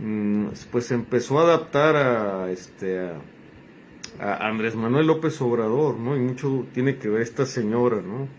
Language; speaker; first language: Spanish; native; Spanish